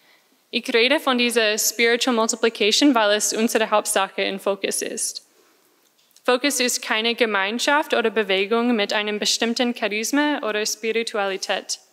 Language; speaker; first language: German; non-native, fluent; English